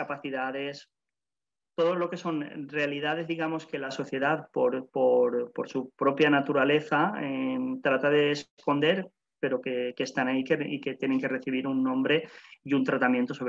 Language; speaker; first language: Spanish; native; Spanish